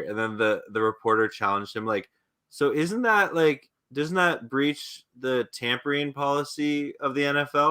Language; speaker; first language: English; native; English